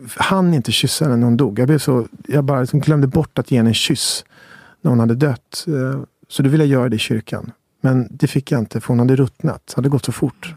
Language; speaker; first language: Swedish; native; Swedish